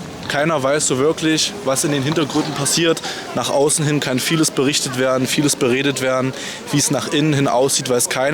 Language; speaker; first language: German; native; German